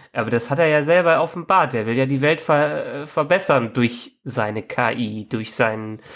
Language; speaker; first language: German; native; German